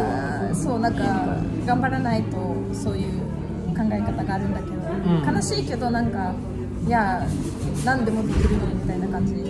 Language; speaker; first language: Japanese; non-native, fluent; Russian